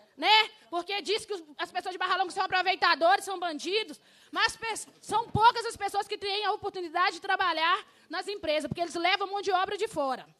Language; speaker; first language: Portuguese; native; Portuguese